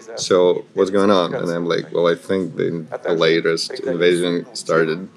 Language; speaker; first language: English; non-native, fluent; Ukrainian